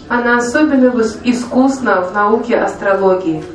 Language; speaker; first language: Russian; native; Russian